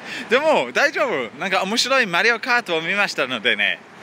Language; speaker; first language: Japanese; non-native, fluent; English